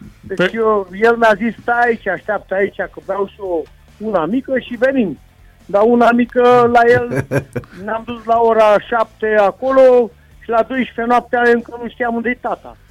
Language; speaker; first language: Romanian; non-native, local second language; Hungarian